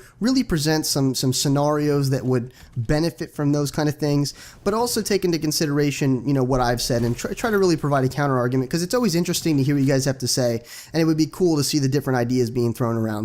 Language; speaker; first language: English; native; English